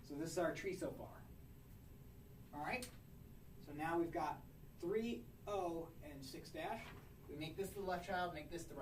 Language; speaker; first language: English; native; English